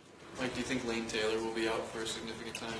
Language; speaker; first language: English; native; English